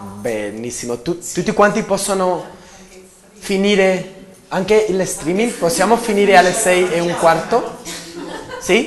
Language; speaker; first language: Italian; non-native, learner; Spanish